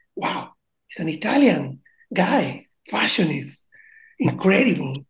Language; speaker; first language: English; non-native, learner; Spanish